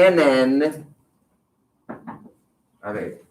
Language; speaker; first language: Spanish; non-native, fluent; English